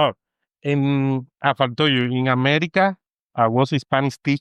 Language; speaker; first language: English; non-native, fluent; Spanish